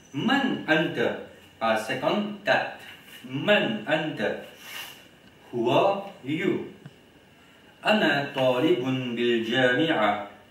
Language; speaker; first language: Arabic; non-native, fluent; Morisyen